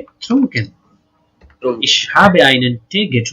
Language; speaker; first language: German; non-native, learner; Bangla